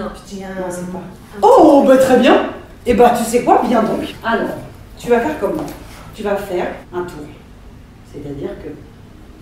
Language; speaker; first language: French; native; French